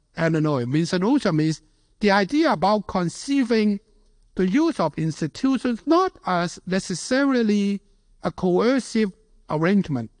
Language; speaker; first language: English; non-native, local second language; Cantonese